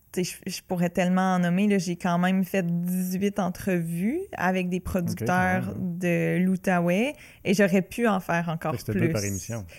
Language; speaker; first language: French; native; French